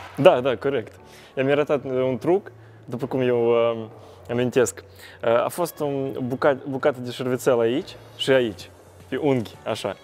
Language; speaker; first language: Romanian; non-native, local second language; Russian